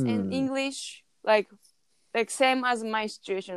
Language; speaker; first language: English; non-native, learner; Japanese